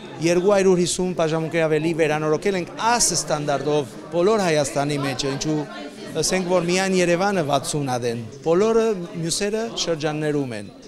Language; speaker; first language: Armenian; early bilingual, heritage; Armenian